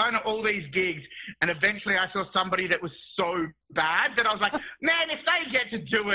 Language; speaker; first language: English; native; English